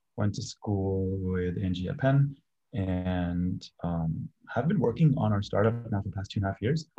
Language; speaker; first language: English; early bilingual, other home language; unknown